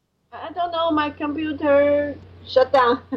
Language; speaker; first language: English; non-native, learner; Chinese